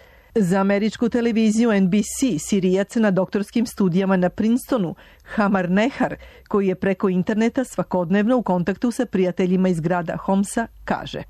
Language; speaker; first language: Croatian; native; Croatian